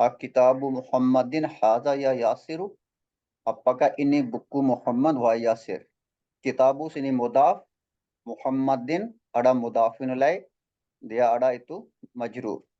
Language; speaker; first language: Malay; non-native, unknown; Arabic